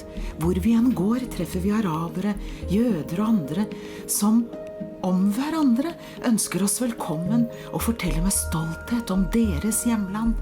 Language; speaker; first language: Norwegian; early bilingual, heritage; Norwegian